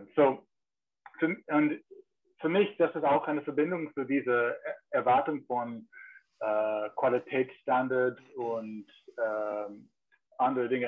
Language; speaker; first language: German; non-native, fluent; English